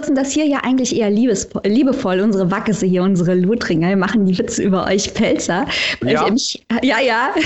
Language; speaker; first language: German; native; German